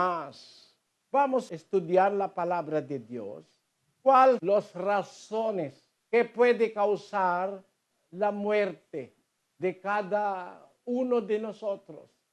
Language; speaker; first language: Spanish; non-native, learner; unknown